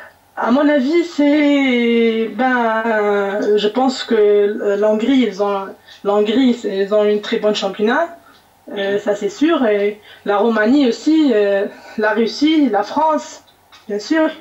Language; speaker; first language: French; non-native, local second language; Arabic